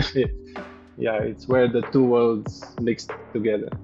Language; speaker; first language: English; non-native, learner; Turkish